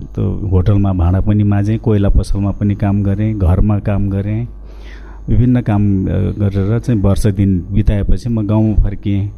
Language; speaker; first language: Nepali; native; Nepali